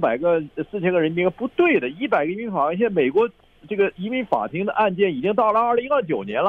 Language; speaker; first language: Chinese; native; Chinese